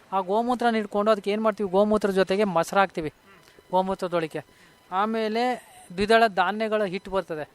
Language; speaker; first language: Kannada; native; Kannada